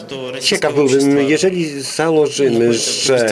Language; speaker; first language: Polish; non-native, fluent; Russian